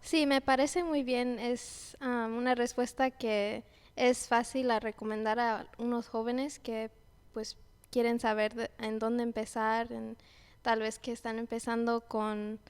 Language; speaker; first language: Spanish; early bilingual, heritage; Spanish